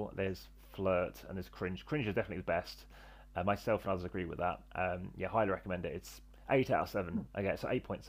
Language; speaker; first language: English; native; English